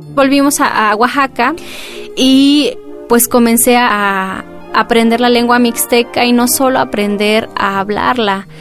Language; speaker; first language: Spanish; non-native, local second language; Mixtepec Mixtec